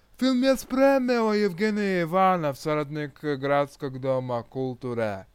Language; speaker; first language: Croatian; non-native, learner; Russian